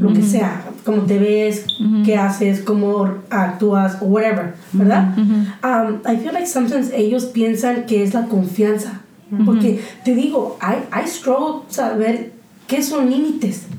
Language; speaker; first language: Spanish; early bilingual, heritage; Spanish